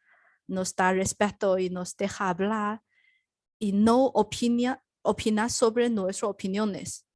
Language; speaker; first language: Spanish; non-native, learner; Chinese